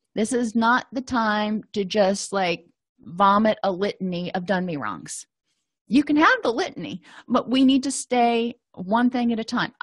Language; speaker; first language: English; native; English